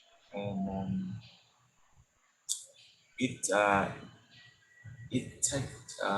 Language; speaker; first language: English; non-native, learner; Vietnamese